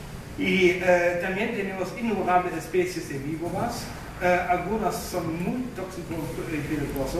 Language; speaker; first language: Spanish; non-native, fluent; German